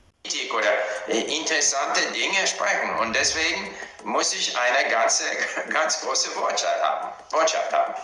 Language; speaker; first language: German; non-native, learner; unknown